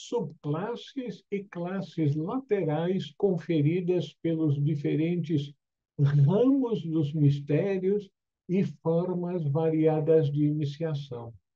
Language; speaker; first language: Portuguese; native; Portuguese